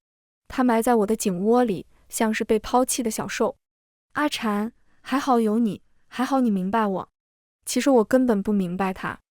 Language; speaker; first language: Chinese; native; Chinese